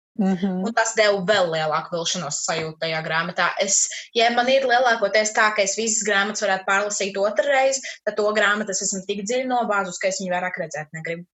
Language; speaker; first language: Latvian; native; Latvian